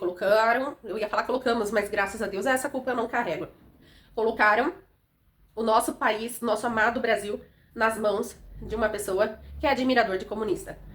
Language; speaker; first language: Portuguese; native; Portuguese